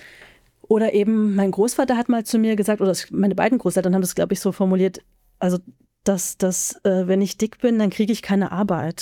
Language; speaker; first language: German; native; German